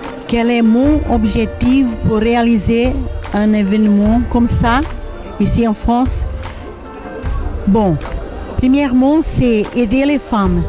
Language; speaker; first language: French; non-native, fluent; Portuguese